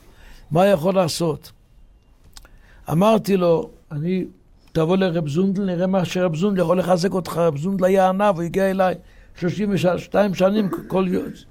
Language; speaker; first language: Hebrew; non-native, local second language; Yiddish